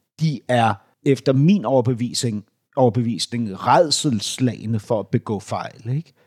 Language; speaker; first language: Danish; native; Danish